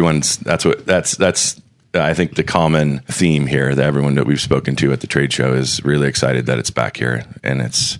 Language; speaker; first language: English; native; English